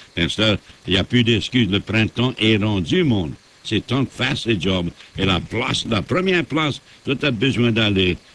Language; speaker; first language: French; native; French